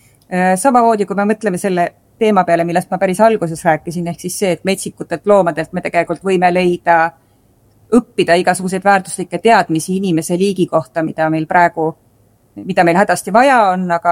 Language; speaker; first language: Estonian; native; Estonian